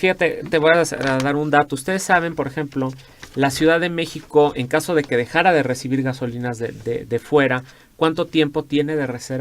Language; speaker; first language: Spanish; native; Spanish